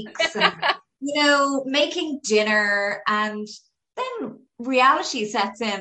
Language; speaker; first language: English; native; English